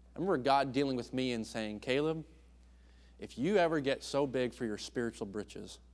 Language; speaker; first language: English; native; English